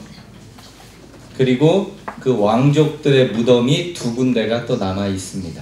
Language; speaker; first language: Korean; native; Korean